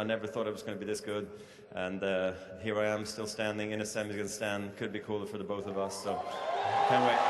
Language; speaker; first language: English; non-native, fluent; German